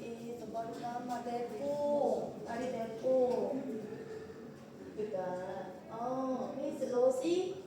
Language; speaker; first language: Indonesian; non-native, learner; Korean